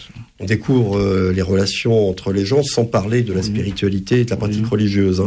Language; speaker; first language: French; native; French